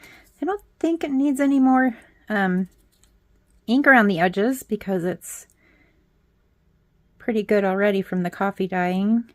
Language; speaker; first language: English; native; English